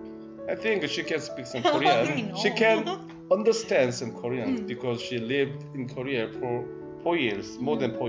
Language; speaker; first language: English; non-native, learner; Korean